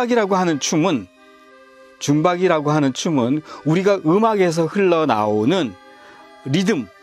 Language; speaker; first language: Korean; native; Korean